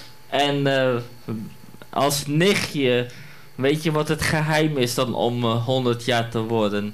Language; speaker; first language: Dutch; native; Dutch